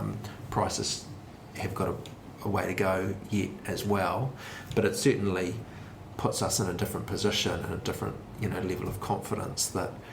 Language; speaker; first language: English; native; English